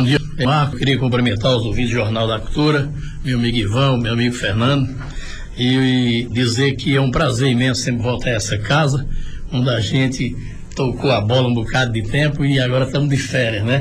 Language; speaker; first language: Portuguese; native; Portuguese